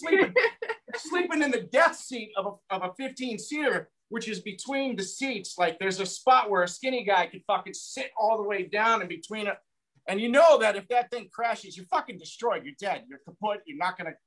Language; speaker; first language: English; native; English